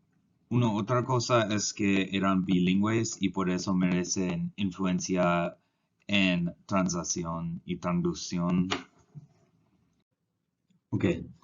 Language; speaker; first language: Spanish; non-native, learner; English